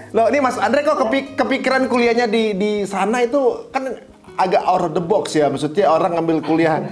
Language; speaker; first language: Indonesian; native; Indonesian